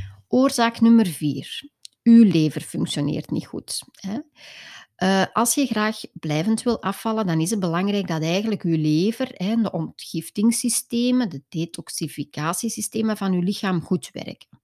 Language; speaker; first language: Dutch; native; Dutch